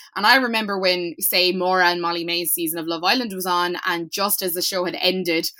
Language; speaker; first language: English; native; English